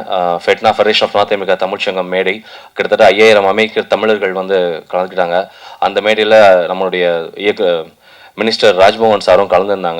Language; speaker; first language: Tamil; native; Tamil